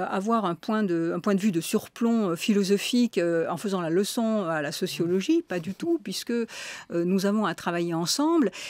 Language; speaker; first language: French; native; French